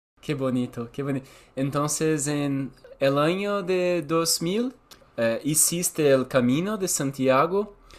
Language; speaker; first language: Spanish; non-native, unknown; Portuguese